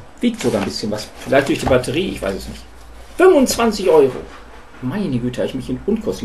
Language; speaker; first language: German; native; German